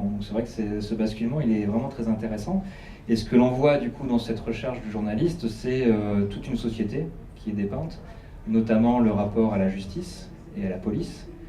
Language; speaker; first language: French; native; French